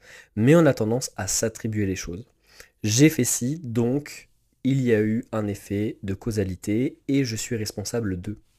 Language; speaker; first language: French; native; French